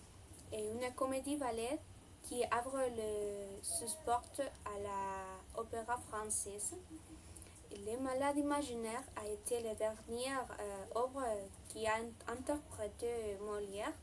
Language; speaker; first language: French; non-native, learner; Spanish